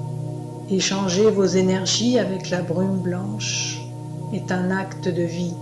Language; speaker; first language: French; native; French